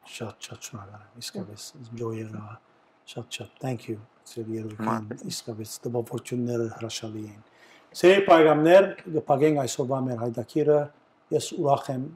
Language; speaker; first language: Armenian; early bilingual, heritage; Armenian